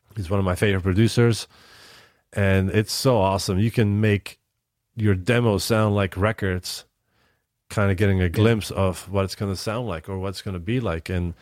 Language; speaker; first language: English; non-native, fluent; Dutch